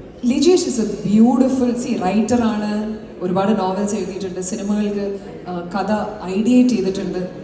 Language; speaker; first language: Malayalam; early bilingual, heritage; Malayalam